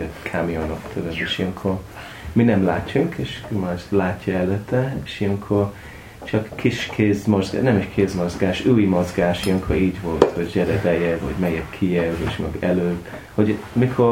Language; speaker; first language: Hungarian; non-native, learner; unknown